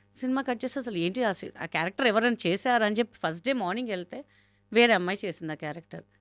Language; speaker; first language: Telugu; non-native, local second language; Hindi